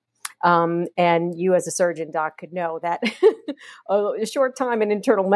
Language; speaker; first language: English; native; English